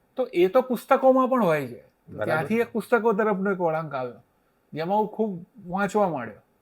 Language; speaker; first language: Gujarati; native; Gujarati